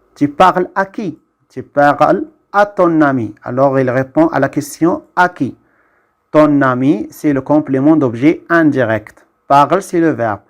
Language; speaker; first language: French; non-native, local second language; Arabic